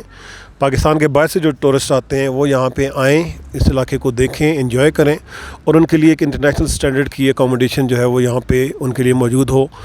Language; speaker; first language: Urdu; native; Urdu